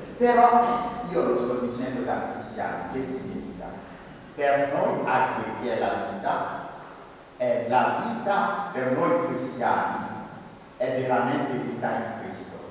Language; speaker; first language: Italian; non-native, fluent; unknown